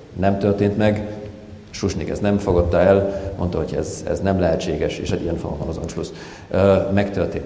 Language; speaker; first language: Hungarian; non-native, fluent; German